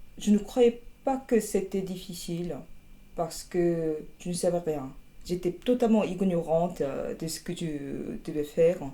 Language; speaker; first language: French; non-native, fluent; Korean